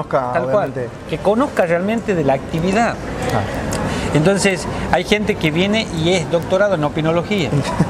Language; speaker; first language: Spanish; native; Spanish